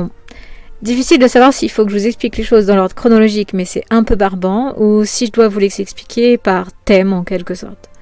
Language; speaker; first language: French; native; French